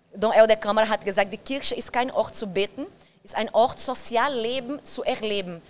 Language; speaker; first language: German; non-native, fluent; Portuguese